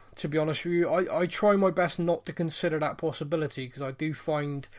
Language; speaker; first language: English; native; English